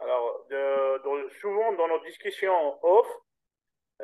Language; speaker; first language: French; native; French